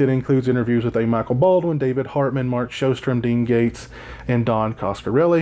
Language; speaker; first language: English; native; English